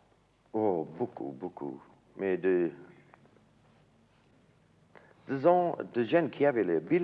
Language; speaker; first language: French; non-native, learner; English